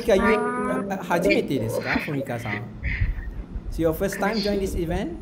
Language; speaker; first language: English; non-native, local second language; Malay